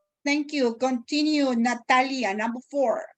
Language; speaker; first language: English; non-native, fluent; Spanish